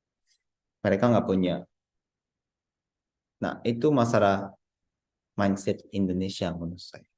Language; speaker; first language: Indonesian; non-native, fluent; Japanese